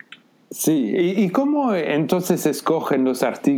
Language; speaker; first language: Spanish; non-native, fluent; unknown